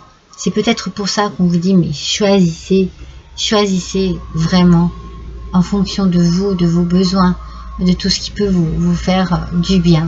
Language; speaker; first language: French; native; French